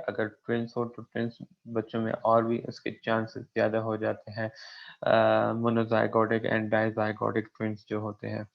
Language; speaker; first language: Urdu; non-native, local second language; Pashto